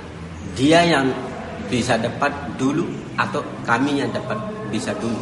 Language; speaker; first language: Indonesian; non-native, learner; Rohingya